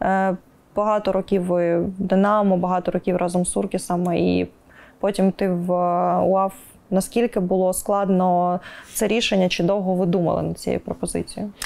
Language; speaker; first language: Ukrainian; native; Ukrainian